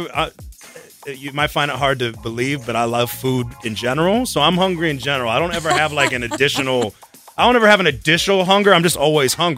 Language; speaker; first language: English; native; English